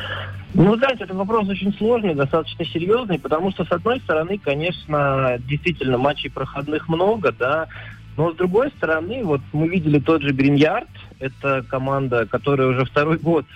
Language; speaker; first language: Russian; native; Russian